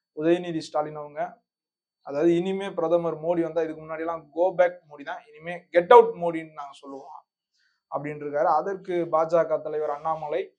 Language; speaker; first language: Tamil; native; Tamil